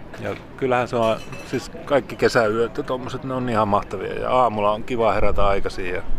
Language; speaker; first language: Finnish; native; Finnish